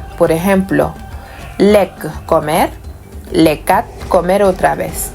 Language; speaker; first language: Spanish; non-native, fluent; Wolof